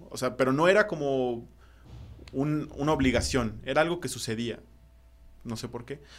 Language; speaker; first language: Spanish; native; Spanish